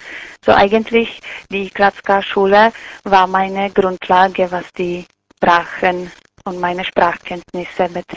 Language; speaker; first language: German; non-native, fluent; Czech